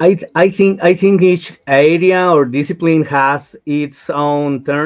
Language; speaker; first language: English; non-native, learner; Spanish